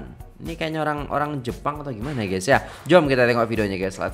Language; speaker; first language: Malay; non-native, local second language; Javanese